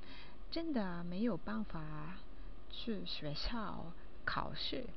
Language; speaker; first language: Chinese; non-native, learner; Japanese